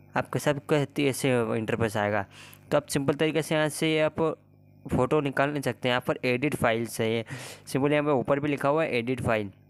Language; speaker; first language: Hindi; native; Hindi